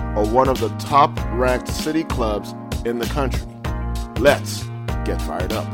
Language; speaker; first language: English; native; English